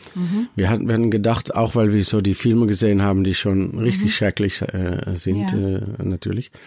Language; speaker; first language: German; non-native, learner; Dutch